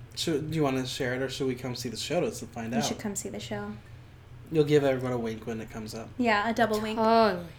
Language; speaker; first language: English; native; English